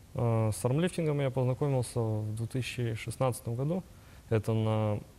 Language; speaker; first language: Russian; native; Russian